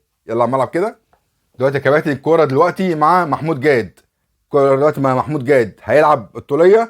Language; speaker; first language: Arabic; native; Arabic